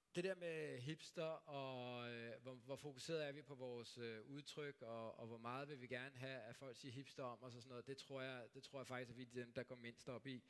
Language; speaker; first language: Danish; native; Danish